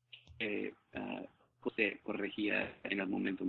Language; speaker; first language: Spanish; non-native, fluent; English